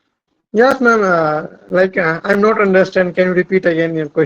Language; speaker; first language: English; non-native, learner; Hindi